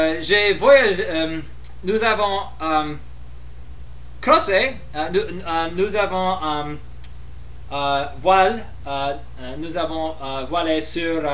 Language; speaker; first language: French; non-native, learner; English